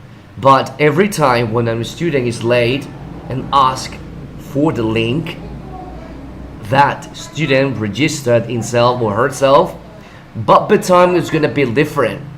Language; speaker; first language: English; non-native, fluent; Spanish